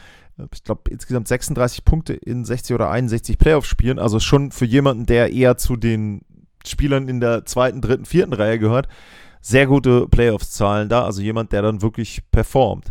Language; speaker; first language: German; native; German